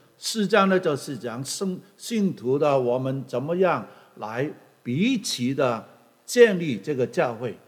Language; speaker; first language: Chinese; non-native, local second language; Cantonese